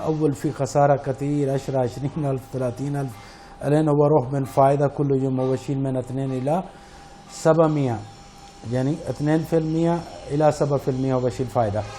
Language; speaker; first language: Arabic; non-native, learner; Urdu